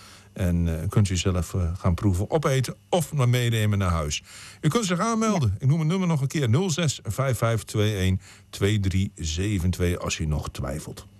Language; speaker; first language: Dutch; native; Dutch